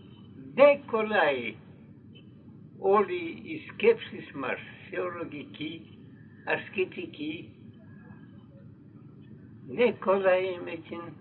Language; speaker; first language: Greek; non-native, fluent; Russian